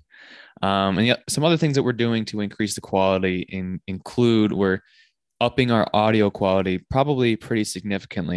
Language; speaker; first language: English; native; English